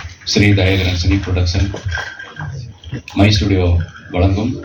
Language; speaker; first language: Tamil; native; Tamil